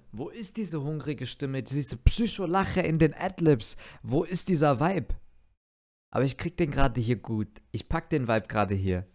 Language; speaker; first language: German; early bilingual, other home language; Turkish